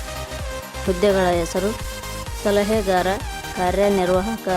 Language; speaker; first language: Kannada; native; Kannada